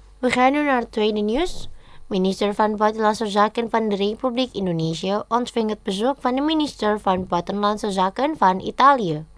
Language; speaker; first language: Dutch; non-native, fluent; Indonesian